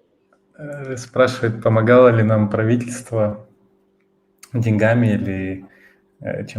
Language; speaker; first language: Russian; native; Russian